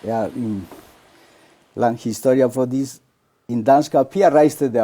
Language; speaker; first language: Danish; non-native, learner; Spanish